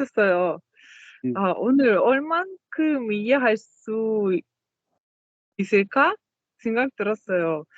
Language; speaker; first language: Korean; non-native, learner; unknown